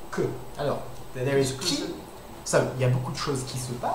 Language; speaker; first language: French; non-native, fluent; English